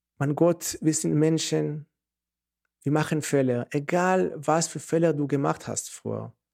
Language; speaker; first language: German; non-native, fluent; Hebrew